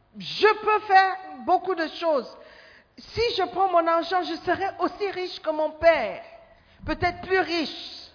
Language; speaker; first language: French; non-native, fluent; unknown